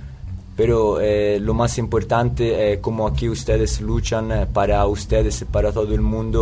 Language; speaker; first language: Spanish; non-native, fluent; Italian